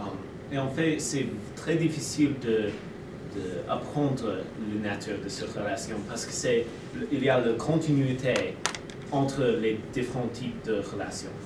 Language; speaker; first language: French; non-native, learner; English